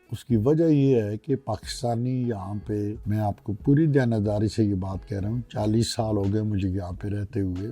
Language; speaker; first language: Urdu; non-native, local second language; Punjabi